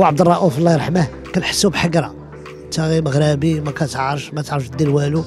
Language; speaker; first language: Arabic; early bilingual, heritage; Arabic